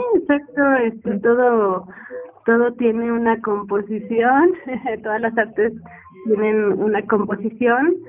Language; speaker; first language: Spanish; native; Spanish